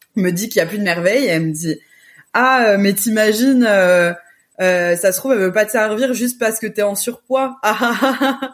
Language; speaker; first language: French; early bilingual, other home language; Portuguese